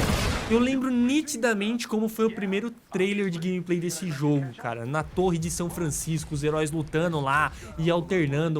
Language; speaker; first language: Portuguese; native; Portuguese